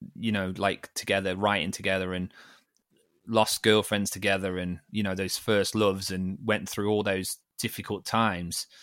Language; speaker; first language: English; native; English